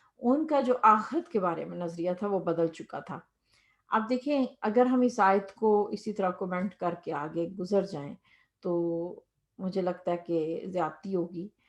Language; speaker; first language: Urdu; native; Urdu